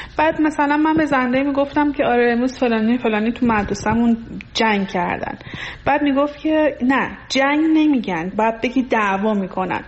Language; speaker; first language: Persian; non-native, local second language; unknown